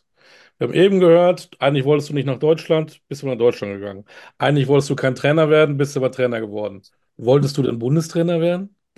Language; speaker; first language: German; native; German